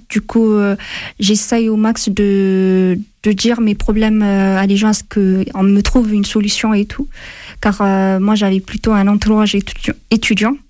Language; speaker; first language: French; non-native, fluent; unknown